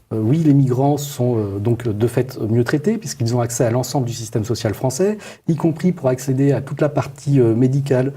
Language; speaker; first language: French; native; French